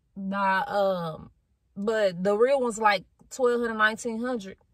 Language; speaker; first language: English; native; English